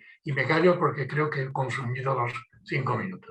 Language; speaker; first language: Spanish; native; Spanish